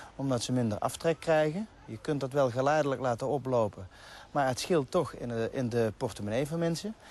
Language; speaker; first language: Dutch; native; Dutch